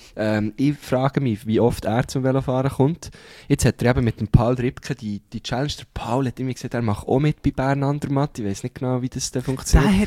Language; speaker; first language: German; native; German